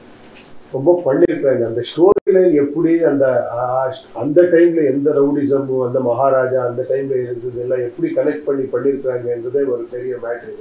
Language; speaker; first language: Tamil; non-native, learner; Kannada